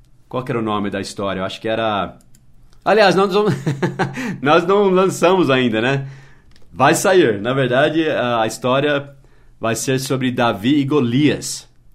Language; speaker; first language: Portuguese; non-native, fluent; English